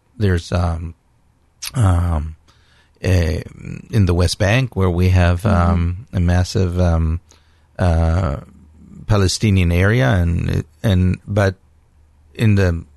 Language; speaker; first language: English; non-native, fluent; Hebrew